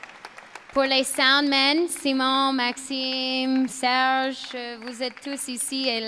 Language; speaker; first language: French; non-native, fluent; English